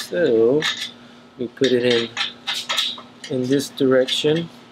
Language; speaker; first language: English; native; English